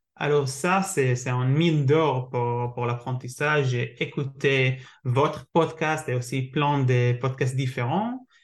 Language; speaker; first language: French; non-native, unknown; Hebrew